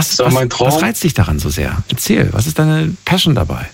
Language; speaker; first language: German; native; German